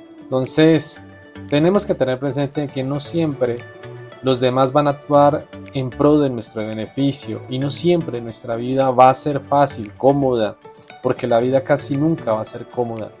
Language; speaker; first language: Spanish; native; Spanish